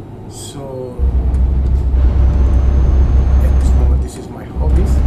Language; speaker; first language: English; non-native, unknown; Portuguese